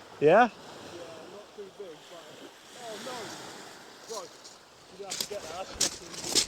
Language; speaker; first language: English; native; English